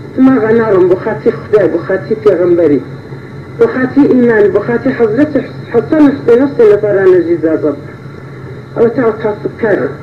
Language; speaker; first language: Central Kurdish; native; Central Kurdish